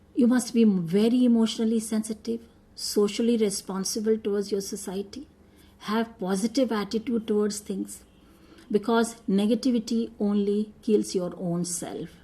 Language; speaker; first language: English; non-native, local second language; Hindi